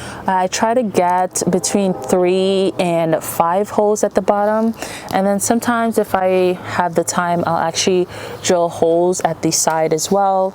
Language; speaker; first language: English; native; English